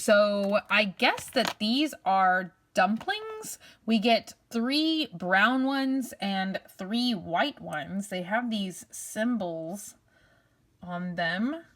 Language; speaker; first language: English; native; English